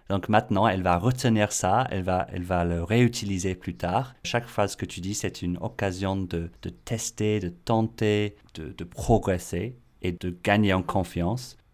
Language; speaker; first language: French; non-native, fluent; English